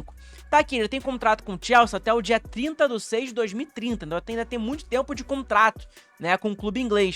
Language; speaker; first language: Portuguese; native; Portuguese